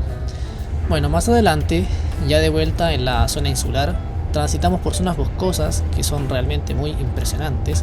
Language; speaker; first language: Spanish; native; Spanish